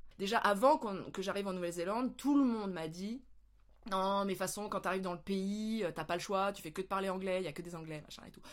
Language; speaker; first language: French; native; French